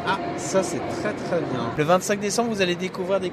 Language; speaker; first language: French; native; French